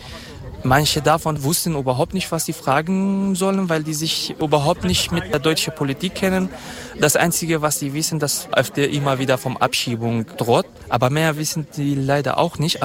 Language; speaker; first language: German; non-native, fluent; Kurdish